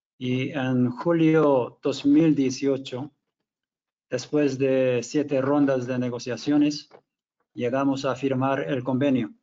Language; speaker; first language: Spanish; non-native, fluent; Korean